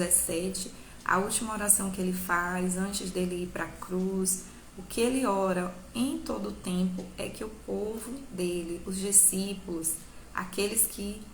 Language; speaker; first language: Portuguese; native; Portuguese